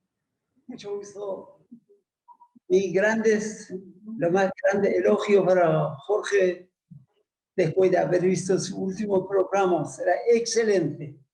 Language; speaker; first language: Spanish; non-native, fluent; Persian